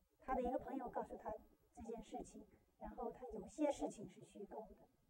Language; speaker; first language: Chinese; native; Chinese